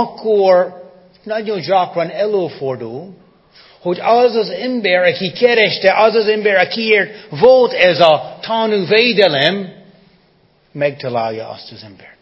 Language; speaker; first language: Hungarian; non-native, fluent; English